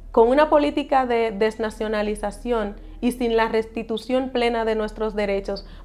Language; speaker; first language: Spanish; native; Spanish